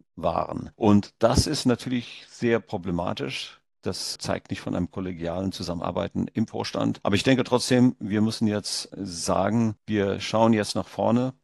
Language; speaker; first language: German; early bilingual, heritage; German